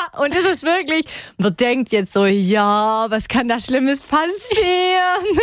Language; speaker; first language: German; native; German